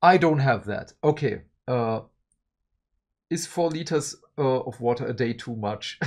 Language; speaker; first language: English; early bilingual, other home language; Turkish